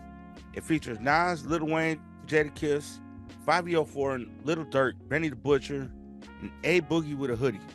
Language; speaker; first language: English; native; English